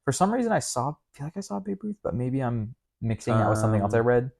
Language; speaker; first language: English; native; English